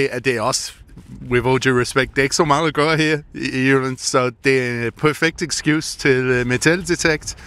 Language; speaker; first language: Danish; non-native, fluent; English